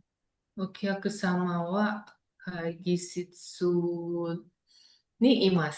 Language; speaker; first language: Japanese; non-native, learner; Indonesian